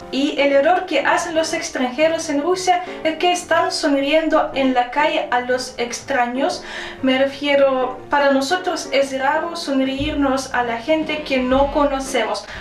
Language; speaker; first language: Spanish; non-native, fluent; Russian